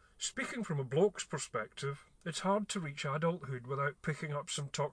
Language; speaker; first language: English; native; English